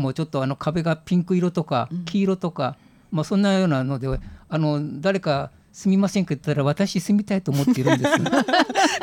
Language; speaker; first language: Japanese; native; Japanese